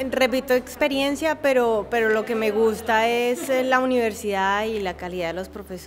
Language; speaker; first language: Spanish; native; Spanish